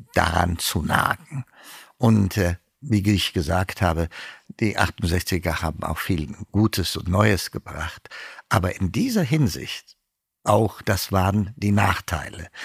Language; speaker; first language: German; non-native, fluent; Amharic